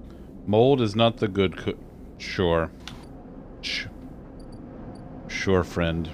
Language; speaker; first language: English; native; English